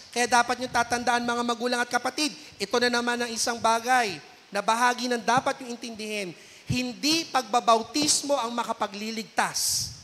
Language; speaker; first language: Filipino; native; Filipino